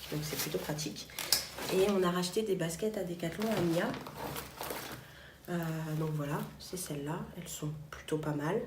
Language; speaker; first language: French; native; French